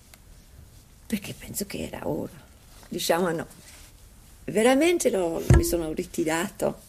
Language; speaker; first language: Italian; non-native, fluent; English